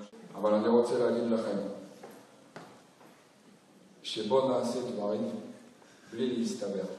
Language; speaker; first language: Hebrew; non-native, fluent; French